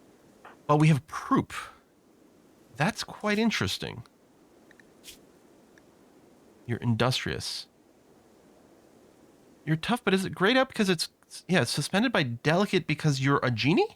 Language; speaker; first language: English; native; English